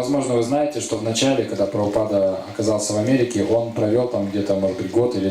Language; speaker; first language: Russian; native; Russian